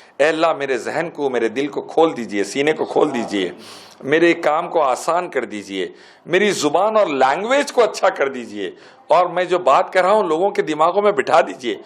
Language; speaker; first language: Urdu; native; Urdu